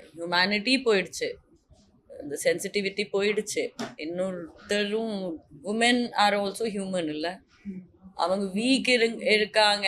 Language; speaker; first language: Tamil; non-native, fluent; Hindi